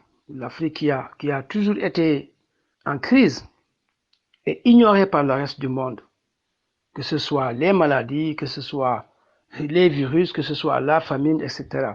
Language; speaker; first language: French; non-native, local second language; Wolof